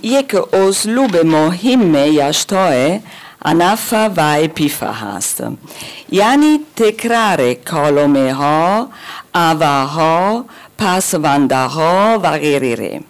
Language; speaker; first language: Persian; non-native, learner; German